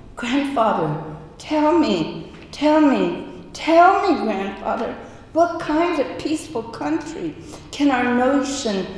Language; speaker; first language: English; native; English